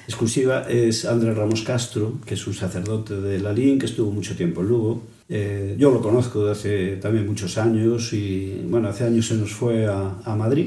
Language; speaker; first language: Spanish; native; Spanish